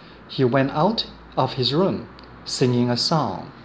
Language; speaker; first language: English; non-native, fluent; Chinese